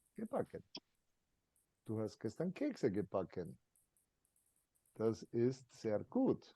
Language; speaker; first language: German; non-native, fluent; English